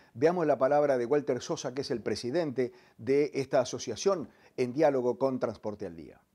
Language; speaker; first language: Spanish; native; Spanish